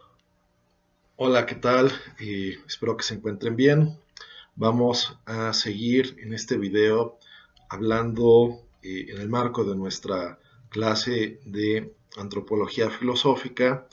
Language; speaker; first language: Spanish; native; Spanish